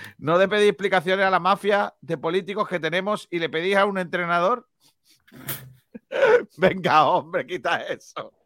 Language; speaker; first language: Spanish; native; Spanish